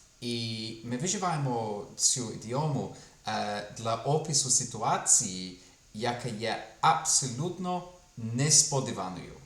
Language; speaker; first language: Ukrainian; non-native, fluent; English